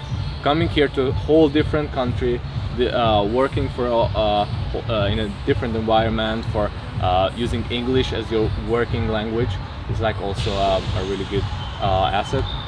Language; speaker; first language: English; non-native, fluent; Hungarian